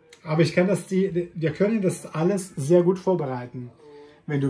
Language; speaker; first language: German; non-native, fluent; Italian